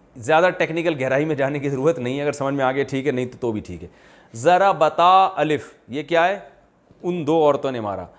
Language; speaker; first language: Urdu; native; Urdu